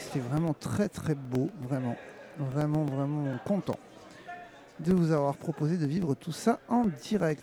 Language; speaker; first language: French; native; French